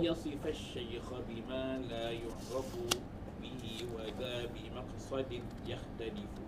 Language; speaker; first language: Arabic; non-native, learner; Malay